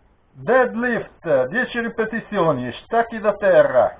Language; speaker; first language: Italian; native; Italian